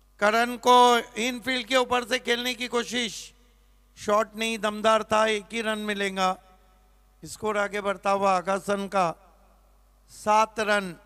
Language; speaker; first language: Hindi; non-native, local second language; Marathi